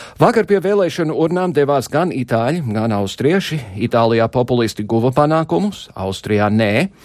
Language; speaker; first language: Latvian; early bilingual, heritage; Latvian